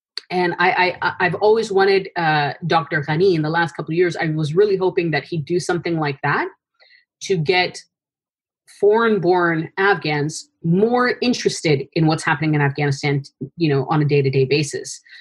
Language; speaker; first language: English; early bilingual, other home language; Persian